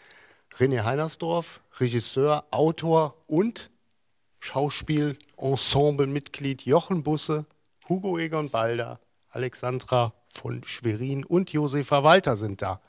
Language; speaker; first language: German; native; German